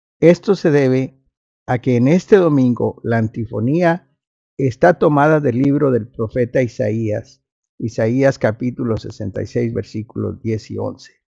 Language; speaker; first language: Spanish; non-native, fluent; English